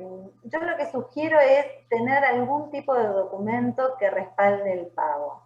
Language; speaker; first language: Spanish; native; Spanish